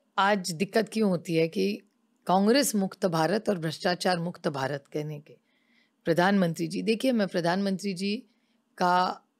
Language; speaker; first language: Hindi; non-native, local second language; Marathi